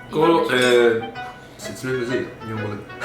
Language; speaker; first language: Japanese; non-native, fluent; Chinese